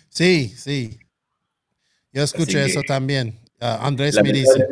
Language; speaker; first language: Spanish; non-native, local second language; English